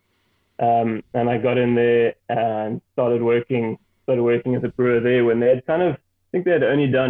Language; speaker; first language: English; native; English